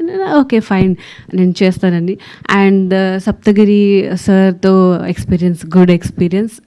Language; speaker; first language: Telugu; non-native, learner; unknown